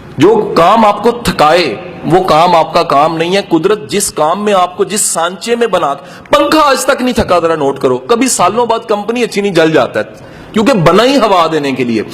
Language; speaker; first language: Urdu; non-native, local second language; Punjabi